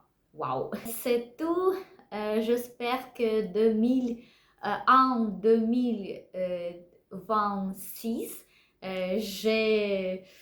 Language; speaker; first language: French; non-native, learner; Russian